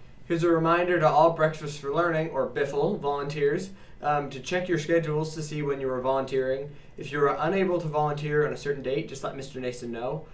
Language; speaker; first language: English; native; English